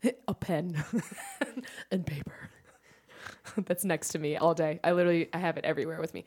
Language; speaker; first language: English; native; English